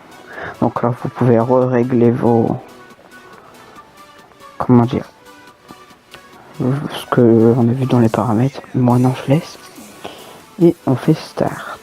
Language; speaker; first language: French; native; French